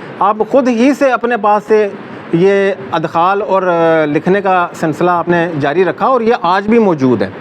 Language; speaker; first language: Urdu; non-native, local second language; Punjabi